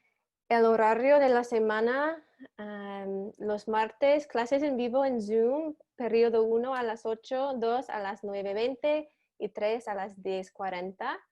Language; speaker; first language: Spanish; non-native, fluent; English